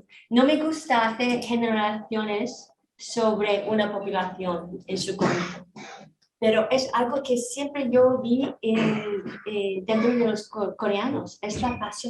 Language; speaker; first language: Spanish; non-native, fluent; Korean